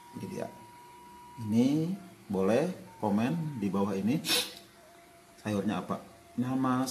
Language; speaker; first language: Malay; non-native, local second language; Sundanese